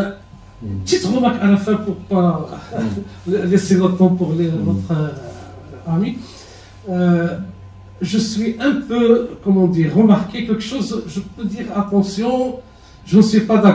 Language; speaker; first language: French; non-native, learner; Arabic